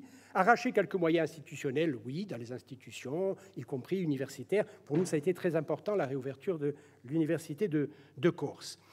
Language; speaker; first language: French; native; French